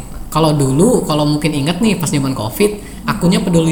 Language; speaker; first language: Indonesian; native; Indonesian